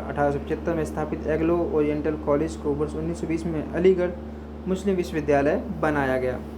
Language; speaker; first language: Hindi; native; Hindi